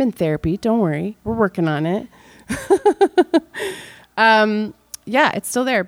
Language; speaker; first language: English; non-native, fluent; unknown